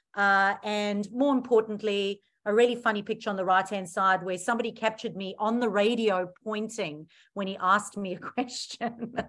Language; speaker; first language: English; native; English